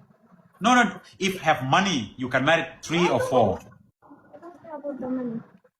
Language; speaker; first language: English; non-native, learner; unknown